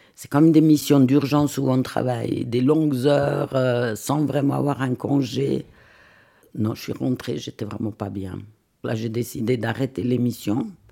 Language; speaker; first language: French; non-native, fluent; Swiss German